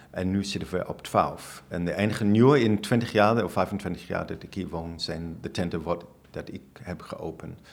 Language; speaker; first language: Dutch; non-native, fluent; English